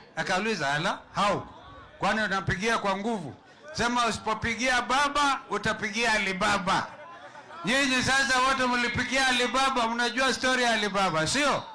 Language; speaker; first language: Swahili; non-native, local second language; Kamba